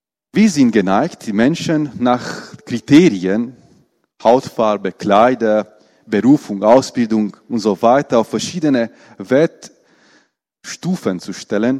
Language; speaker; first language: German; non-native, fluent; Romanian